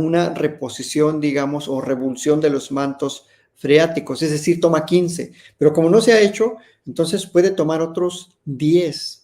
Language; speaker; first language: Spanish; native; Spanish